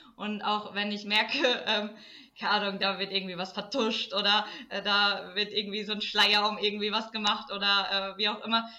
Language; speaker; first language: German; native; German